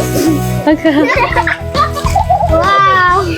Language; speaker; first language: Chinese; non-native, learner; Lao